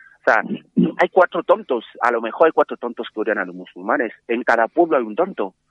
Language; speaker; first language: Spanish; non-native, fluent; French